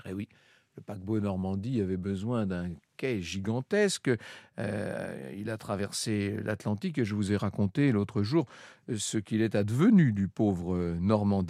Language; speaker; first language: French; native; French